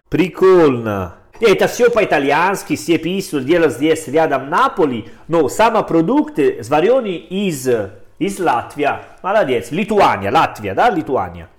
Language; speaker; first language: Russian; non-native, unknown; Italian